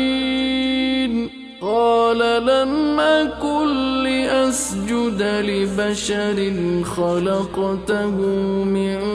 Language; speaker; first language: Arabic; native; Arabic